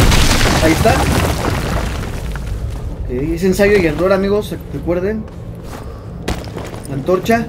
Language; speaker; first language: Spanish; native; Spanish